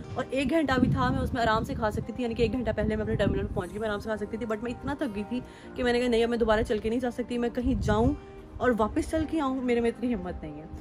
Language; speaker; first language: Urdu; native; Urdu